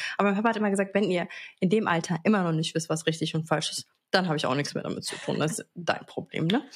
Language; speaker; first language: German; early bilingual, other home language; Arabic